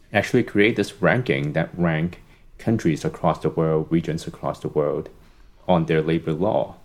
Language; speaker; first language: English; non-native, local second language; Cantonese